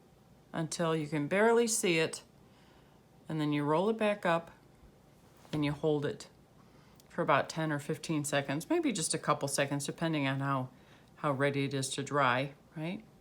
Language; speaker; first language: English; native; English